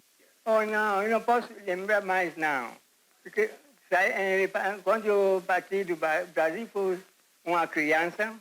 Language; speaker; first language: Portuguese; early bilingual, heritage; Portuguese